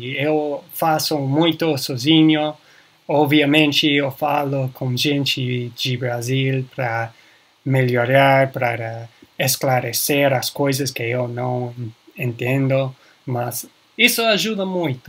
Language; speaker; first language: Portuguese; non-native, learner; English